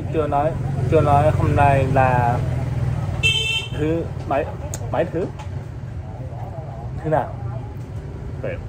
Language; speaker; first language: Vietnamese; non-native, learner; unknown